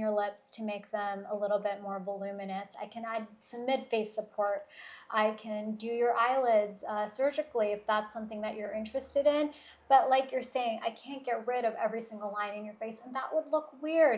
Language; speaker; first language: English; early bilingual, other home language; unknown